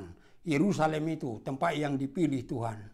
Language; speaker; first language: Indonesian; non-native, local second language; Batak Toba